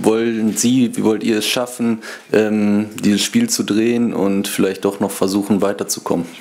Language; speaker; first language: German; native; German